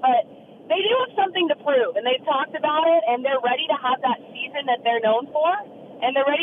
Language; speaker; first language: English; native; English